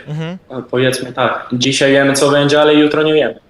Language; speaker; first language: Polish; early bilingual, heritage; Polish